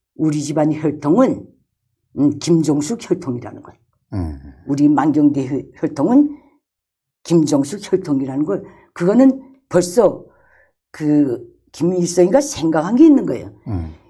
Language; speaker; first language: Korean; early bilingual, other home language; Chinese